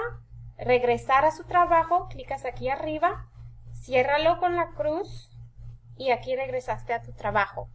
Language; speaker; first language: Spanish; non-native, fluent; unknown